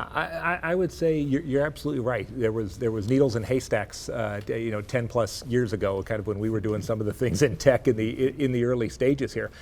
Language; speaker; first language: English; native; English